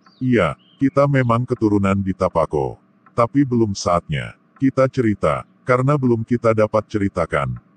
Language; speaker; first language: Indonesian; non-native, local second language; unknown